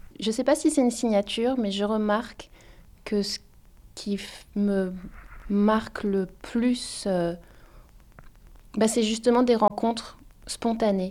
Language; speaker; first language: French; native; French